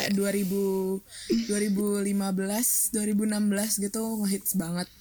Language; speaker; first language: Indonesian; native; Indonesian